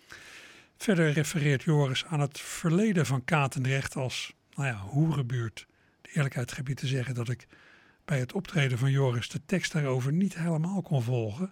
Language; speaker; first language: Dutch; native; Dutch